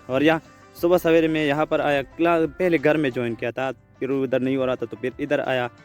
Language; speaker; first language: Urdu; non-native, local second language; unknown